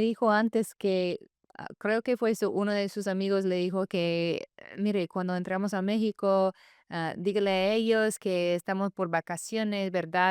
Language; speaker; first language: Spanish; non-native, fluent; English